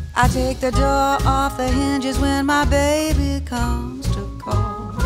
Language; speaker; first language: English; native; English